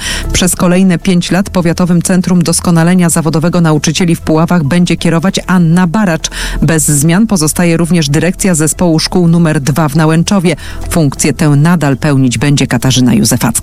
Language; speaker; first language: Polish; native; Polish